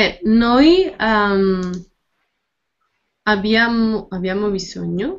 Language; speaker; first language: Italian; non-native, learner; Spanish